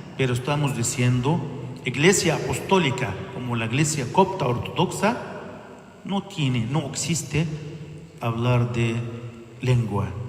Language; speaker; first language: Spanish; non-native, learner; Arabic